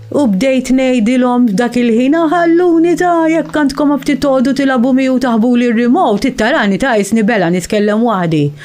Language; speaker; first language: Maltese; early bilingual, heritage; Maltese